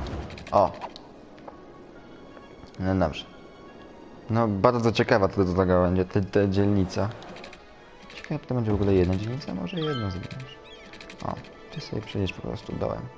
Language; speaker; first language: Polish; native; Polish